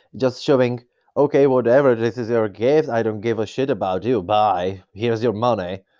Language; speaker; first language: English; non-native, fluent; Czech